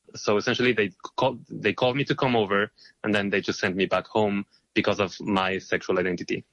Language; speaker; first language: English; non-native, fluent; Hebrew